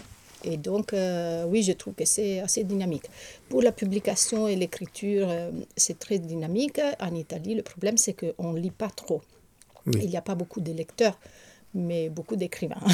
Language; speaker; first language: French; non-native, fluent; Italian